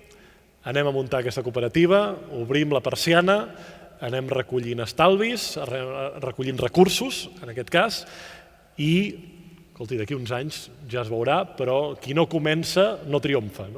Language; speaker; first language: Catalan; native; Catalan